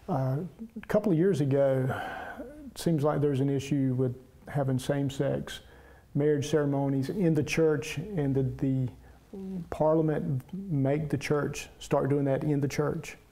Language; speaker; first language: English; native; English